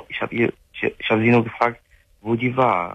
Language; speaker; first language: German; non-native, fluent; Arabic